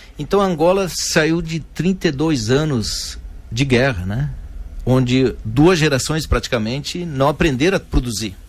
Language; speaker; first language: Portuguese; native; Portuguese